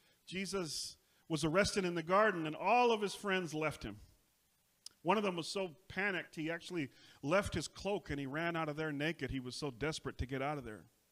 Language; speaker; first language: English; native; English